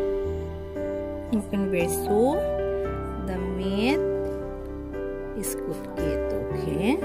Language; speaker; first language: German; non-native, learner; Filipino